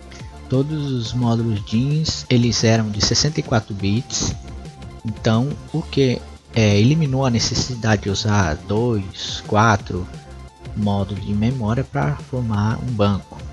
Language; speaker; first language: Portuguese; native; Portuguese